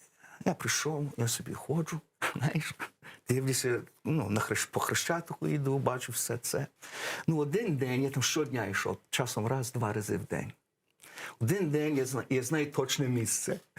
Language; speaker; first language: Ukrainian; early bilingual, heritage; English